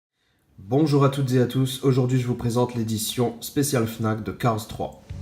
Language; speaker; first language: French; native; French